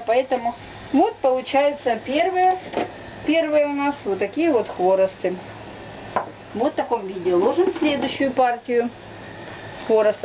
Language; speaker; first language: Russian; native; Russian